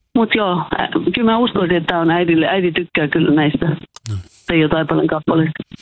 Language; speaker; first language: Finnish; early bilingual, heritage; Finnish